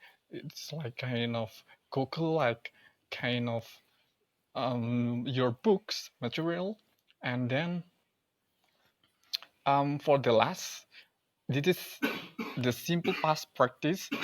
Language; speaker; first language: English; non-native, learner; Indonesian